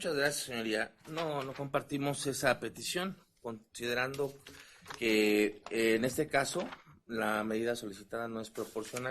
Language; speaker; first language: Spanish; native; Spanish